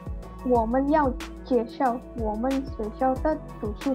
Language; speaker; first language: Chinese; non-native, learner; Indonesian